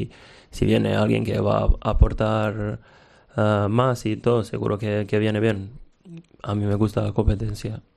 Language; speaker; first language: Spanish; non-native, fluent; Serbian